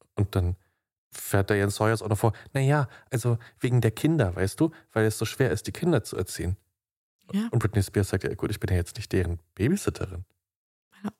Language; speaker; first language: German; native; German